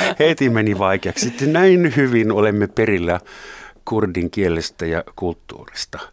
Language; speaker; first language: Finnish; native; Finnish